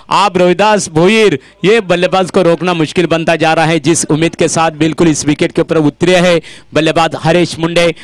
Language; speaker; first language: Hindi; non-native, local second language; Marathi